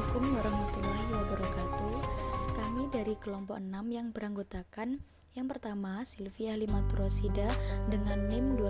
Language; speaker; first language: Indonesian; native; Indonesian